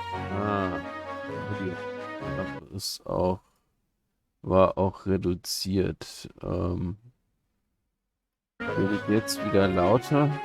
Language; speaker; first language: German; native; German